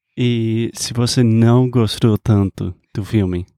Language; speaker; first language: Portuguese; non-native, fluent; English